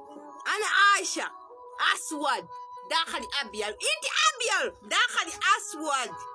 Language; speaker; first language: Arabic; non-native, learner; Amharic